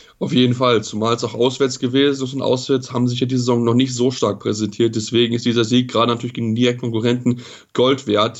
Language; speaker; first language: German; native; German